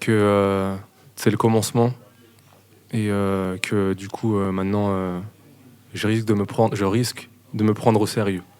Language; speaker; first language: French; native; French